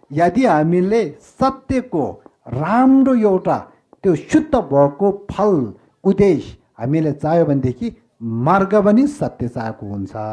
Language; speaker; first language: Nepali; non-native, local second language; Tibetan